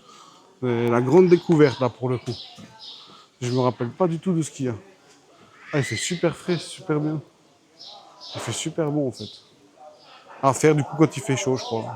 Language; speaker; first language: French; native; French